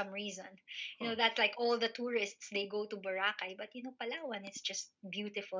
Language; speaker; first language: English; non-native, local second language; Filipino